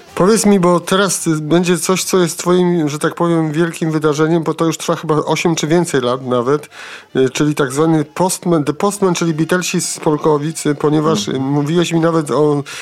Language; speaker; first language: Polish; native; Polish